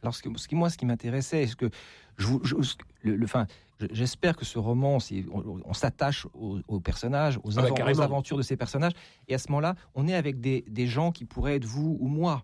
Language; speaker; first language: French; native; French